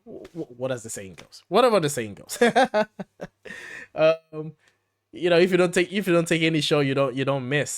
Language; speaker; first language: English; native; English